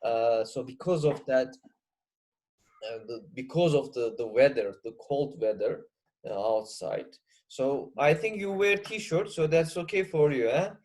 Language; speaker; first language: English; non-native, fluent; Turkish